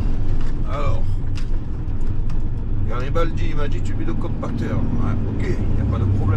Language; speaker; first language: French; native; French